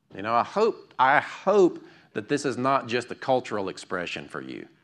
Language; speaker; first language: English; native; English